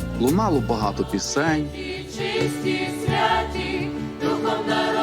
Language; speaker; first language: Ukrainian; native; Ukrainian